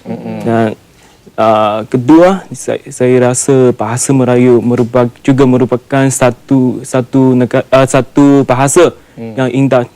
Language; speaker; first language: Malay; non-native, learner; Chinese